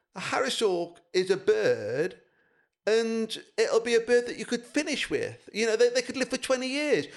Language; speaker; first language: English; native; English